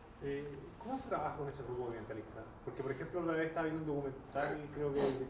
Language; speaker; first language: Spanish; native; Spanish